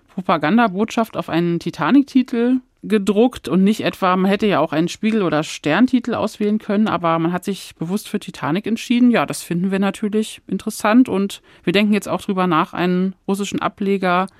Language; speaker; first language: German; native; German